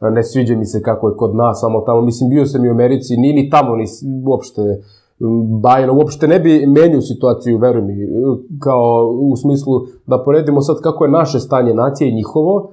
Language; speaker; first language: Serbian; native; Serbian